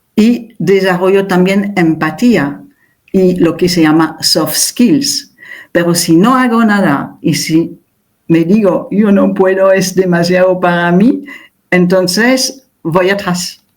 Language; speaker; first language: Spanish; non-native, fluent; French